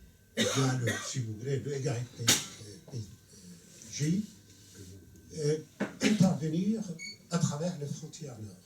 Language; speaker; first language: French; non-native, fluent; Arabic